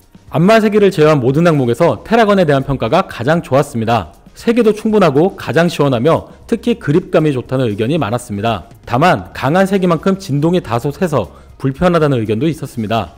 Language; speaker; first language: Korean; native; Korean